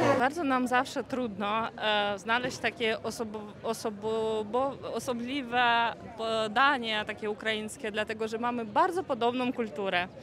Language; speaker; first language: Polish; non-native, fluent; Ukrainian